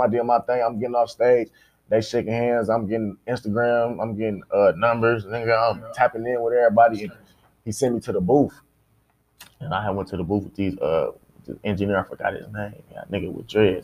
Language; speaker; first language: English; native; English